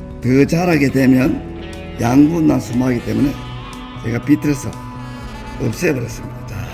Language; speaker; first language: Korean; native; Korean